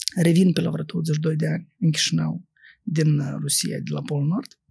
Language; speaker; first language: Romanian; native; Romanian